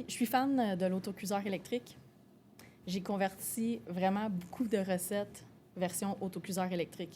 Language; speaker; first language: French; native; French